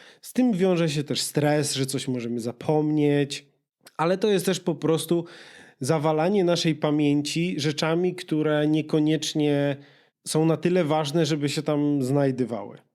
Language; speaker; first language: Polish; native; Polish